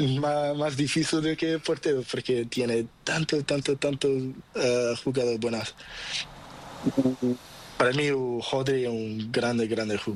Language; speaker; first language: Spanish; non-native, learner; Portuguese